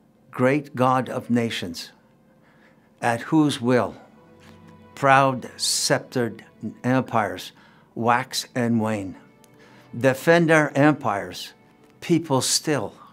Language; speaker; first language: English; native; English